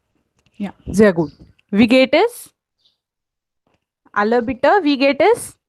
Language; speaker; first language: German; non-native, fluent; Hindi